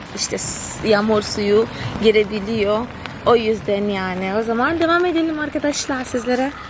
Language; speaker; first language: Turkish; non-native, fluent; Portuguese